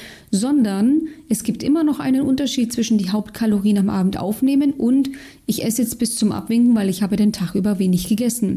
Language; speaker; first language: German; native; German